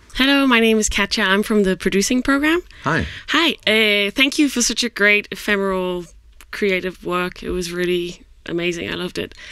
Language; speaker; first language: English; non-native, fluent; Chinese